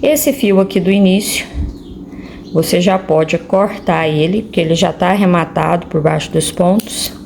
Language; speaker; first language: Portuguese; native; Portuguese